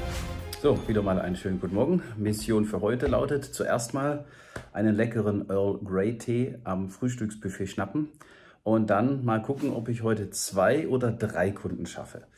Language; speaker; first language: German; native; German